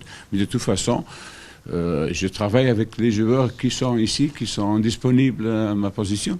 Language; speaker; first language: French; non-native, fluent; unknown